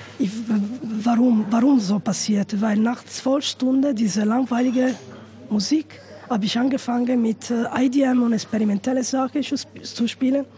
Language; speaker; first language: German; non-native, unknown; Italian